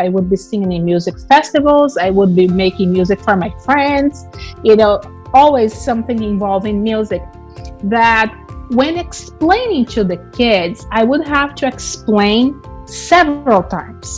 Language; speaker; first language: English; non-native, fluent; Portuguese